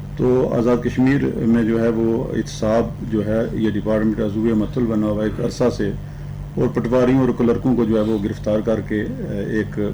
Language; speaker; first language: Urdu; non-native, local second language; Punjabi